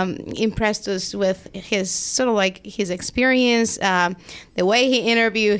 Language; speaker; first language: English; non-native, fluent; Spanish